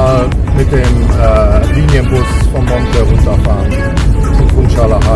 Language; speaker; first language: German; native; German